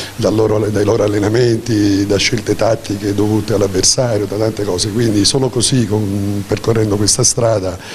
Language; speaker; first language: Italian; native; Italian